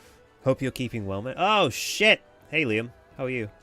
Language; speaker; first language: English; native; English